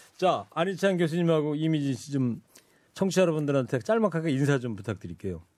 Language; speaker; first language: Korean; native; Korean